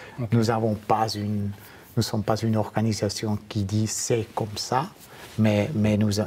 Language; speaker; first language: French; non-native, fluent; German